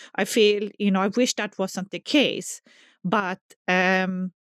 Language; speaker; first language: English; non-native, fluent; Swedish